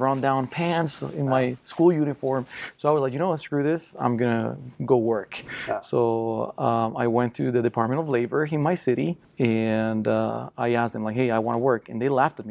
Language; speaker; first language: English; non-native, fluent; Spanish